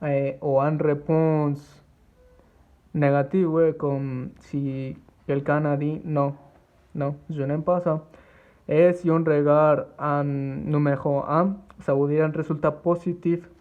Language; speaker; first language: French; non-native, learner; Spanish